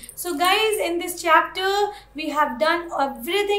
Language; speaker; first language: English; non-native, local second language; Hindi